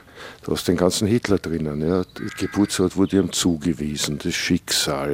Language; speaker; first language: German; native; German